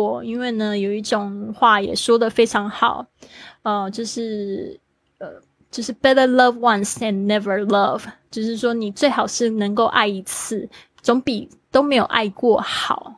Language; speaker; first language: Chinese; native; Chinese